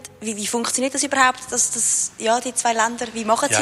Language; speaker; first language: German; native; German